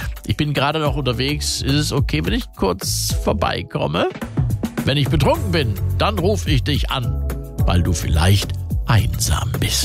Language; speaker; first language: German; native; German